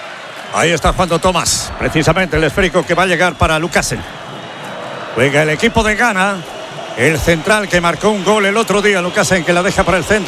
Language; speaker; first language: Spanish; native; Spanish